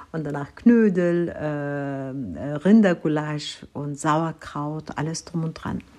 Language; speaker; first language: German; non-native, fluent; Turkish